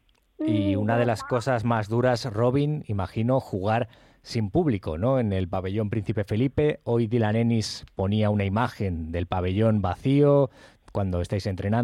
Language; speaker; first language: Spanish; native; Spanish